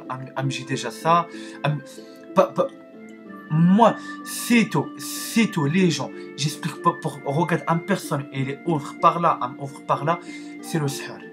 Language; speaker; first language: French; non-native, learner; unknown